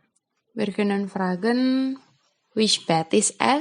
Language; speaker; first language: German; non-native, fluent; Indonesian